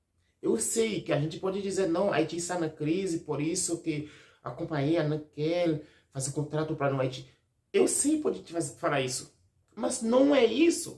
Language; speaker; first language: Portuguese; non-native, learner; Haitian Creole